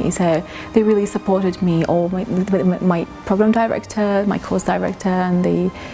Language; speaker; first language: English; non-native, fluent; Kurdish